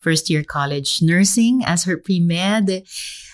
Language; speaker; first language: English; non-native, local second language; Filipino